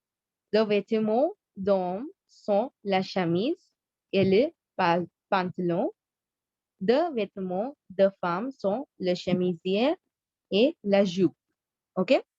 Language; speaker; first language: French; non-native, learner; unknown